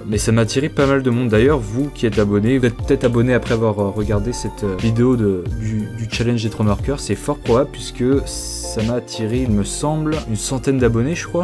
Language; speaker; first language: French; native; French